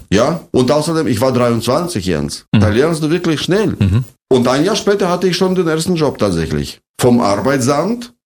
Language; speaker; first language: German; non-native, fluent; Russian